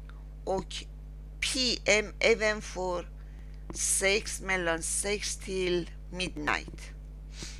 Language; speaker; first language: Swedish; non-native, learner; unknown